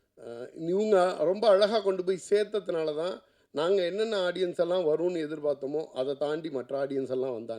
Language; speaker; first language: Tamil; native; Tamil